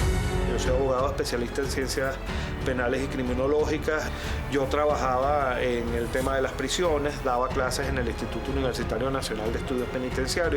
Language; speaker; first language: Spanish; native; Spanish